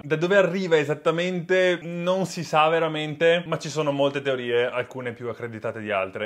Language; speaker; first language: Italian; native; Italian